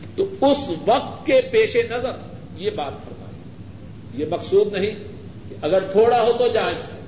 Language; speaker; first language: Urdu; non-native, local second language; Punjabi